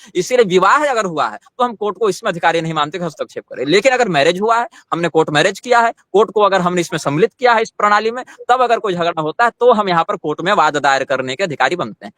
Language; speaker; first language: Hindi; native; Hindi